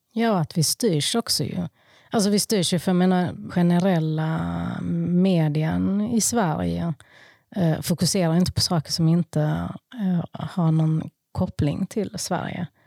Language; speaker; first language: Swedish; early bilingual, other home language; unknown